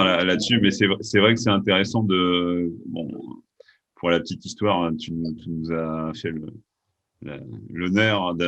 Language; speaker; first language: French; native; French